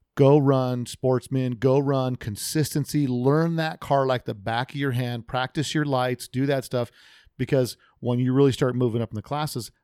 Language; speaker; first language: English; native; English